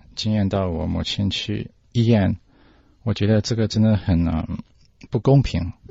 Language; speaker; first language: Chinese; early bilingual, heritage; Chinese